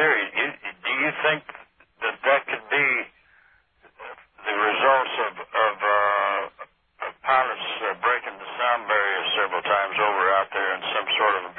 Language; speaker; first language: English; native; English